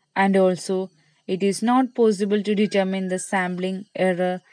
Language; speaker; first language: English; non-native, local second language; Malayalam